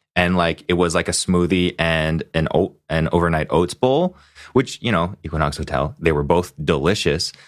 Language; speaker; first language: English; non-native, local second language; Cantonese